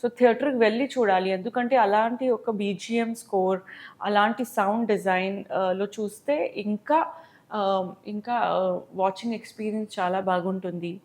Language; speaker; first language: Telugu; non-native, local second language; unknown